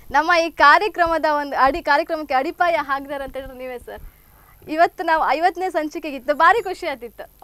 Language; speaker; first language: Kannada; native; Kannada